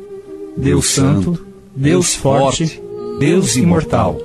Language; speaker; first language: Portuguese; native; Portuguese